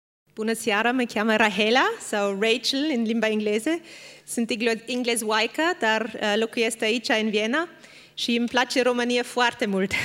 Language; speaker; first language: Romanian; non-native, fluent; English